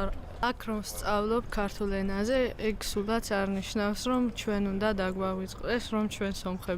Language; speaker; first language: Georgian; non-native, local second language; Armenian